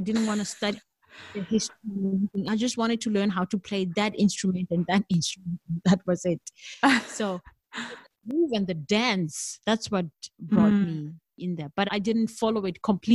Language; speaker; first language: English; non-native, local second language; Northern Sotho